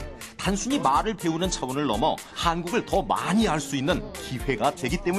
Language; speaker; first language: Korean; native; Korean